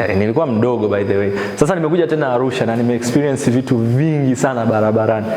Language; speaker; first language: Swahili; native; Swahili